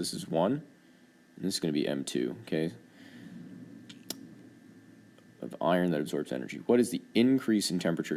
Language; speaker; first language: English; native; English